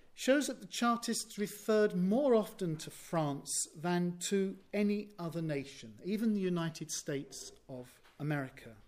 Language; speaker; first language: English; native; English